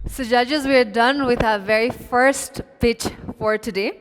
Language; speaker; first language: English; non-native, local second language; Nepali